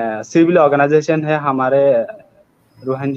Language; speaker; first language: Hindi; non-native, learner; Rohingya